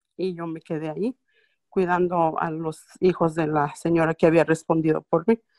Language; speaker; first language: Spanish; non-native, local second language; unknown